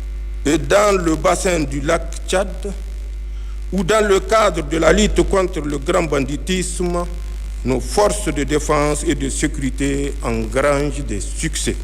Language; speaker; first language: French; non-native, local second language; Hausa